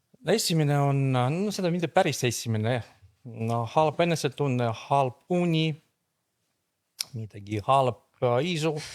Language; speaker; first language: Estonian; non-native, fluent; Russian